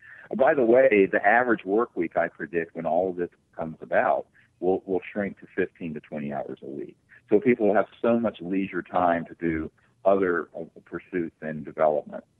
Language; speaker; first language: English; native; English